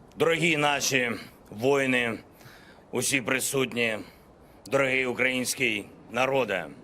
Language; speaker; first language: Ukrainian; non-native, local second language; Russian